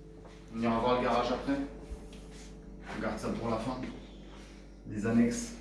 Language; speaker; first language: French; native; French